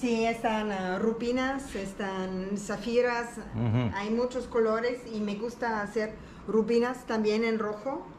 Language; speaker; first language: Spanish; non-native, learner; German